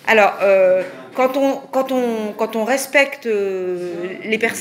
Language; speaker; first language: French; native; French